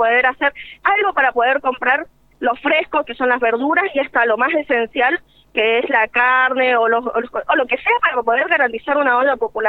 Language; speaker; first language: Spanish; native; Spanish